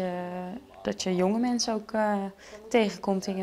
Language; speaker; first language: Dutch; native; Dutch